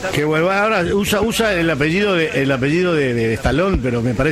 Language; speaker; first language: Spanish; native; Spanish